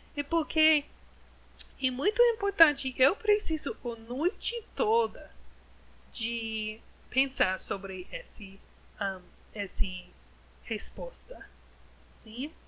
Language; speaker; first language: Portuguese; non-native, learner; English